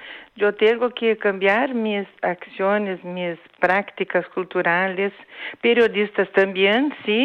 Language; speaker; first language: Spanish; non-native, fluent; Portuguese